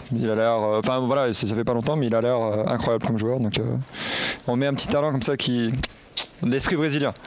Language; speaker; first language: French; native; French